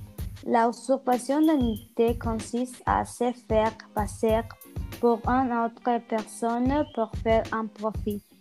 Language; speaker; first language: French; non-native, learner; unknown